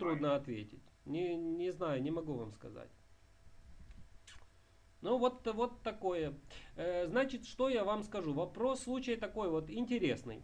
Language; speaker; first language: Russian; native; Russian